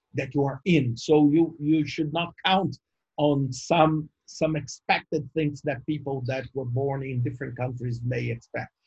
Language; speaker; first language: English; non-native, fluent; Portuguese